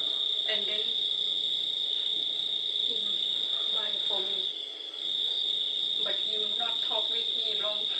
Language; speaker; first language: English; non-native, learner; Thai